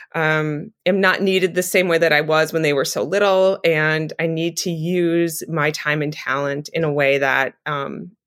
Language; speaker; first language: English; native; English